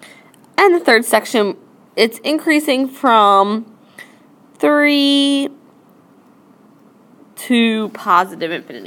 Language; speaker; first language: English; native; English